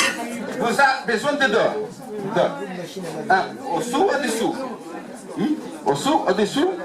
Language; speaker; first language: French; non-native, learner; Portuguese